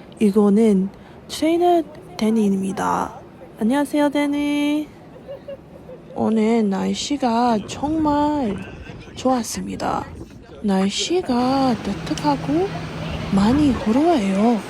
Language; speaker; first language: Korean; non-native, learner; English